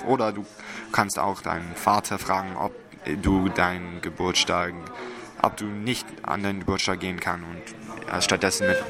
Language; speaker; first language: German; non-native, learner; English